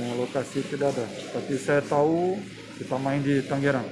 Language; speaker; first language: Indonesian; non-native, fluent; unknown